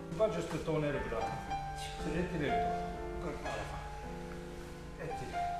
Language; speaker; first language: French; non-native, learner; Japanese